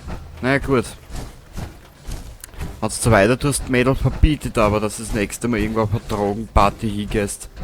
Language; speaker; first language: German; native; German